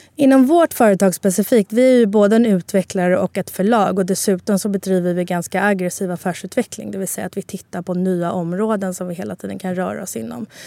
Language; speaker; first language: Swedish; early bilingual, other home language; Spanish